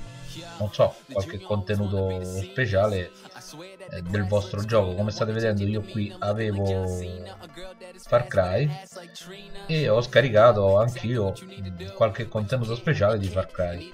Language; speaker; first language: Italian; native; Italian